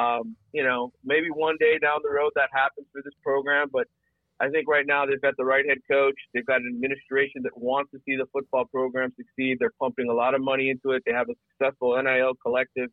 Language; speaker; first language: English; native; English